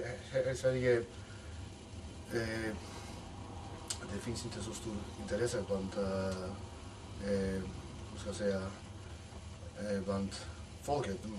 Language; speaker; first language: Swedish; non-native, fluent; Macedonian